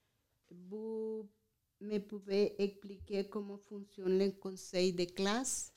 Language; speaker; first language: French; non-native, learner; Spanish